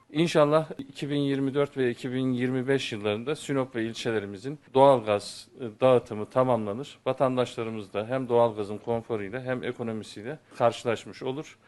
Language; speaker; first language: Turkish; native; Turkish